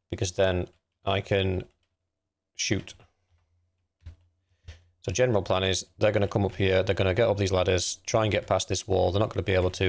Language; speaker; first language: English; native; English